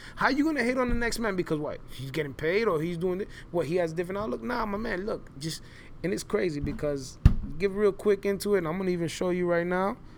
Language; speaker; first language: English; early bilingual, other home language; Spanish